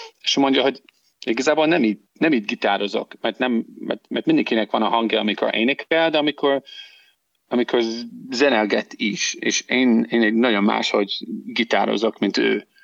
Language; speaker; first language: Hungarian; non-native, learner; English